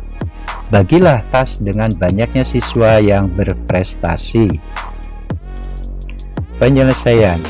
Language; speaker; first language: Indonesian; native; Indonesian